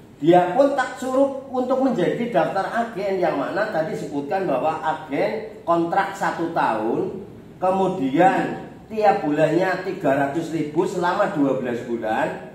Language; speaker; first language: Indonesian; non-native, local second language; Javanese